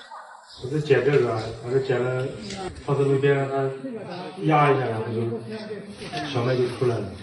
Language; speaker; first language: Chinese; native; Chinese